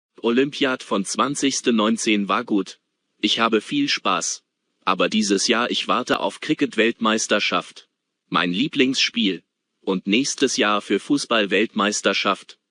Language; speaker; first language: German; non-native, learner; Bangla